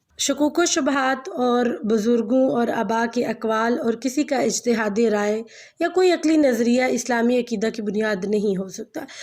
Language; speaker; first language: Urdu; non-native, local second language; Punjabi